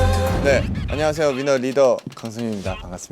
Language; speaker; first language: Korean; native; Korean